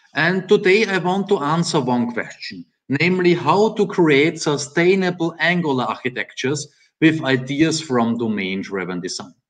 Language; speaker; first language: English; non-native, fluent; German